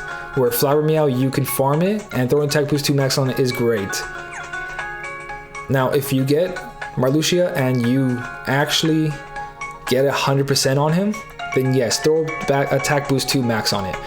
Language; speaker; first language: English; native; English